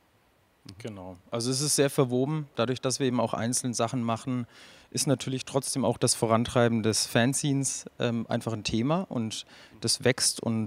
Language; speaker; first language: German; native; German